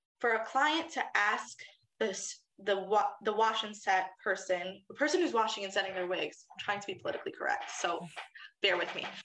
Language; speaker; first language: English; native; English